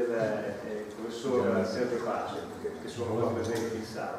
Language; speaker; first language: Italian; native; Italian